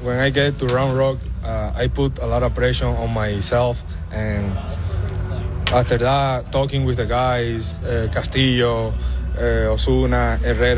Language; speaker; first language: English; non-native, fluent; Spanish